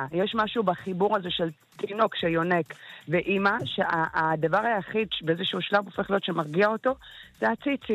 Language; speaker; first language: Hebrew; non-native, fluent; Amharic